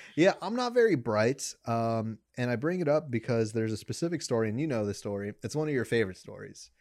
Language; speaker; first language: English; non-native, fluent; Spanish